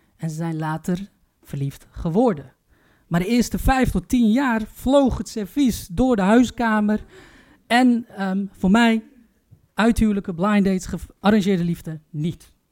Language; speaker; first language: Dutch; early bilingual, other home language; Turkish